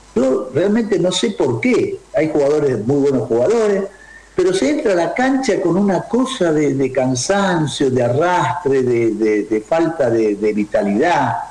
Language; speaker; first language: Spanish; native; Spanish